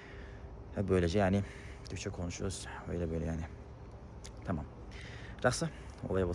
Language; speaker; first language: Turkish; non-native, learner; Kazakh